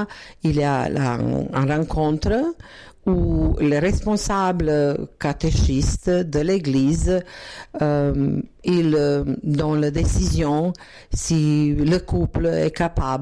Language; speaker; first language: French; non-native, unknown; Croatian